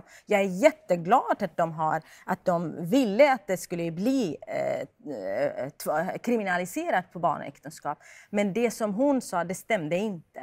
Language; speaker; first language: Swedish; non-native, fluent; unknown